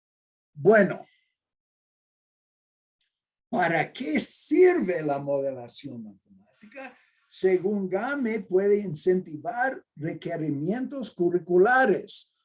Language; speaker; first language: Spanish; non-native, fluent; English